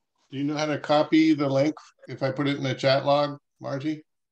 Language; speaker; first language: English; native; English